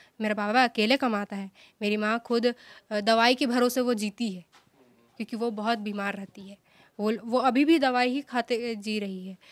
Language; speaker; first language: Hindi; native; Hindi